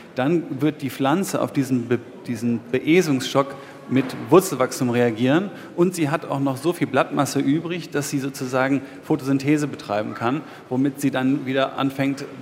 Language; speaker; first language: German; native; German